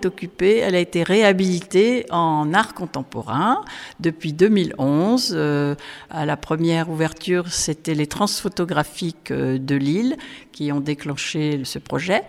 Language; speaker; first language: French; native; French